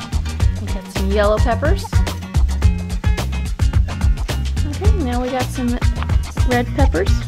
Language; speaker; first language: English; native; English